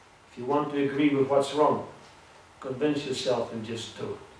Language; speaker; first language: English; non-native, local second language; Afrikaans